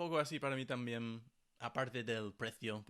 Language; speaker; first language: Spanish; non-native, fluent; English